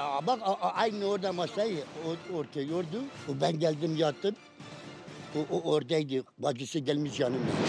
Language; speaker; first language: Turkish; non-native, local second language; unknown